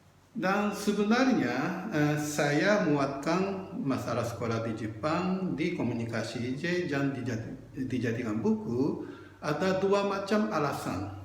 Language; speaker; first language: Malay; non-native, fluent; Japanese